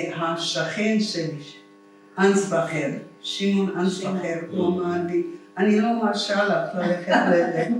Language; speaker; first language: Hebrew; non-native, fluent; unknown